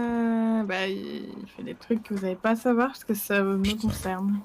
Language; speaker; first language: French; native; French